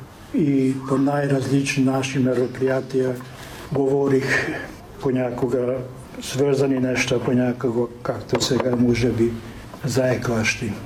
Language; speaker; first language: Bulgarian; non-native, fluent; Hungarian